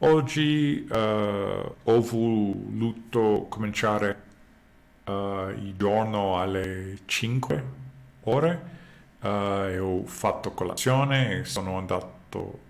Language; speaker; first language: Italian; non-native, learner; English